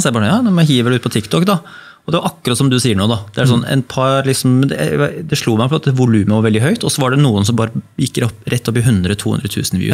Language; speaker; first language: Norwegian; native; Norwegian